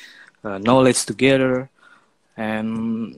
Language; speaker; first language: English; non-native, fluent; Indonesian